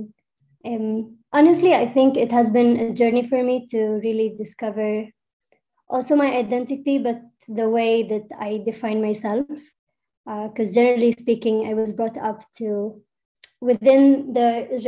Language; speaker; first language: English; non-native, fluent; Arabic